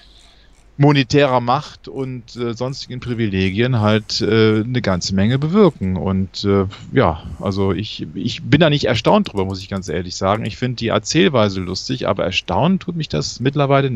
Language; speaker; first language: German; native; German